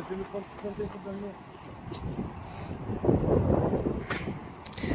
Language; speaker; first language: French; native; French